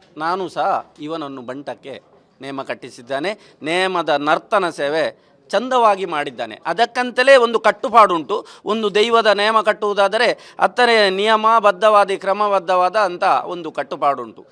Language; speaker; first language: Kannada; non-native, local second language; Tulu